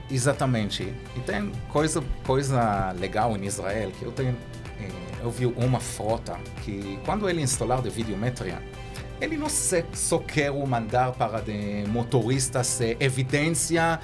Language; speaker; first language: Portuguese; non-native, learner; Hebrew